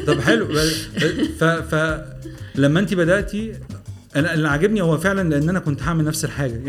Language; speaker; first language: Arabic; native; Arabic